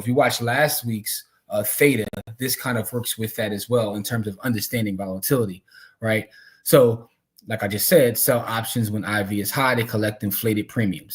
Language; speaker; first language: English; native; English